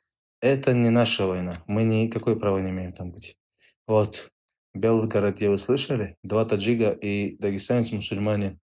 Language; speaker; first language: Russian; non-native, local second language; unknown